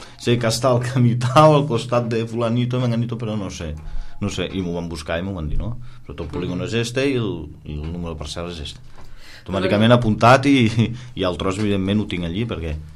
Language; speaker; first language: Catalan; native; Catalan